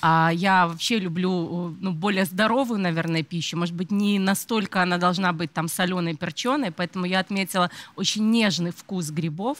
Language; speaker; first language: Russian; native; Russian